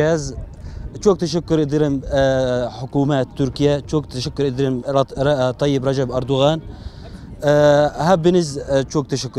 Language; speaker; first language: Turkish; non-native, learner; Arabic